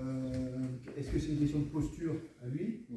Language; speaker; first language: French; native; French